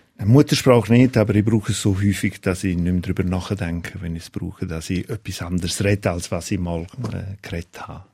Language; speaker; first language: German; non-native, local second language; Romansh